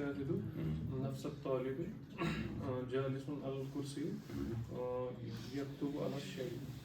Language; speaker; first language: Arabic; non-native, learner; Urdu